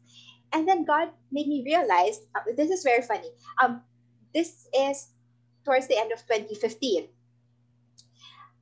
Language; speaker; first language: English; non-native, local second language; Filipino